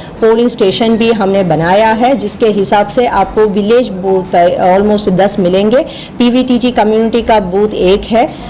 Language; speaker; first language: Hindi; non-native, local second language; Malayalam